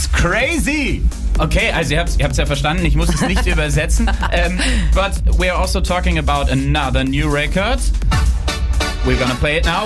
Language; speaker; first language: German; native; German